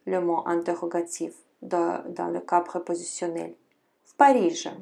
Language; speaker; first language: French; non-native, fluent; Russian